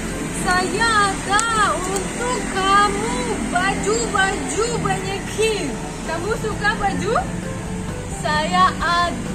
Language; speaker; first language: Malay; non-native, learner; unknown